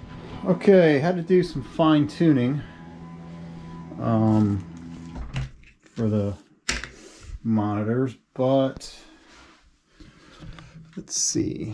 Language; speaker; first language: English; native; English